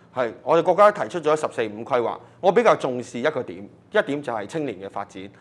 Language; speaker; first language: Cantonese; native; Cantonese